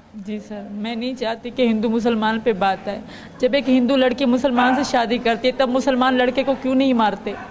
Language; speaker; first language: Urdu; non-native, local second language; Sindhi